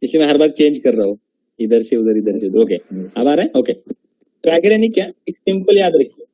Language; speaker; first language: Hindi; non-native, local second language; Marathi